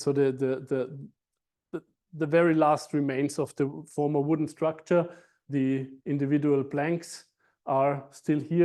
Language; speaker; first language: English; non-native, fluent; German